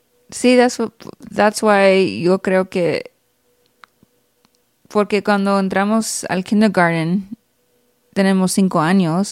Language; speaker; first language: Spanish; early bilingual, heritage; Spanish